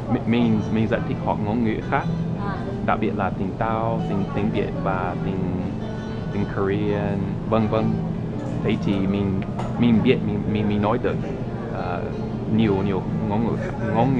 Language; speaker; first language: Vietnamese; non-native, learner; English